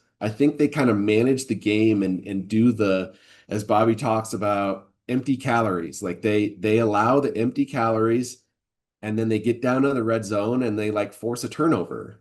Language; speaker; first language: English; native; English